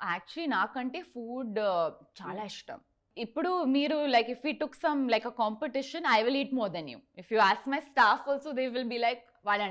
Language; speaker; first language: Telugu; non-native, learner; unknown